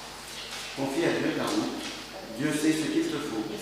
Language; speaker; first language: French; native; French